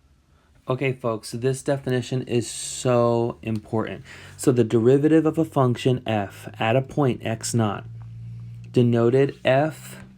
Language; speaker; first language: English; native; English